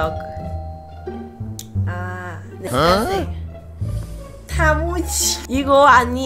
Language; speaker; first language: Korean; non-native, learner; Cantonese